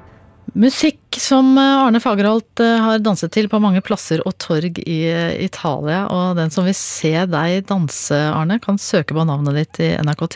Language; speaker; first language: Norwegian; native; Norwegian